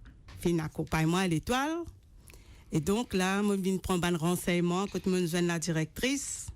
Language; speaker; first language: French; non-native, local second language; Morisyen